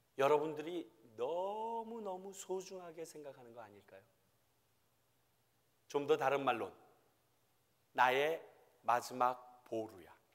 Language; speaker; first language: Korean; native; Korean